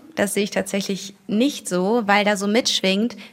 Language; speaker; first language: German; native; German